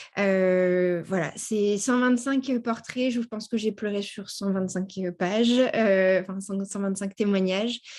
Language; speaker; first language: French; native; French